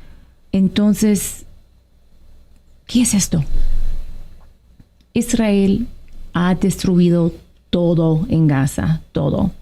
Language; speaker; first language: Spanish; non-native, fluent; Arabic